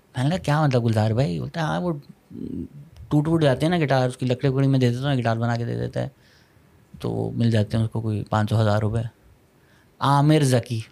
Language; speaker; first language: Urdu; native; Urdu